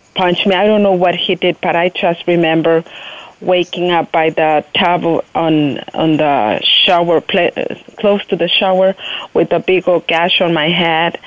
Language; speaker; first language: English; non-native, fluent; Spanish